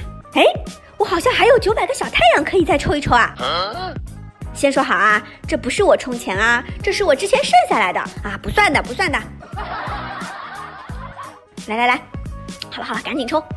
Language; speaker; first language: Chinese; native; Chinese